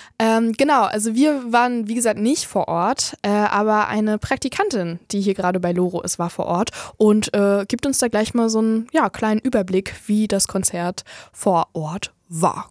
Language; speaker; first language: German; native; German